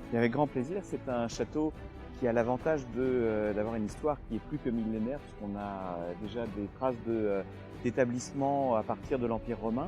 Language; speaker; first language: French; native; French